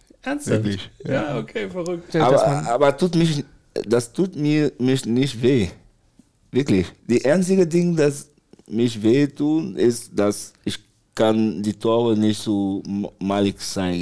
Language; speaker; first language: German; non-native, fluent; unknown